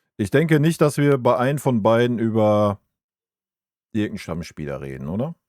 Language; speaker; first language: German; native; German